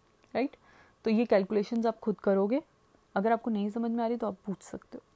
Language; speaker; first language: Hindi; native; Hindi